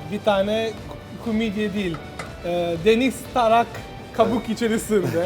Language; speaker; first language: Turkish; non-native, learner; Italian